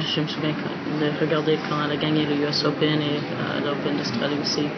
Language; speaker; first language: French; non-native, fluent; English